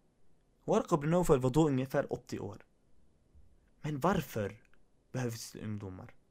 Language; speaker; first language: Swedish; early bilingual, other home language; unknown